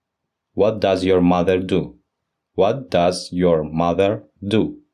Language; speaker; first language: English; non-native, fluent; Russian